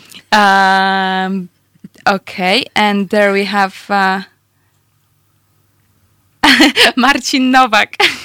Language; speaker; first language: English; non-native, fluent; Polish